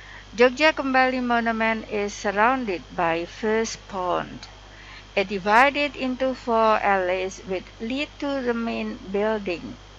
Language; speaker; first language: English; non-native, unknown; Indonesian